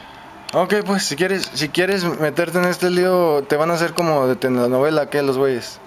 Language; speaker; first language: Spanish; native; Spanish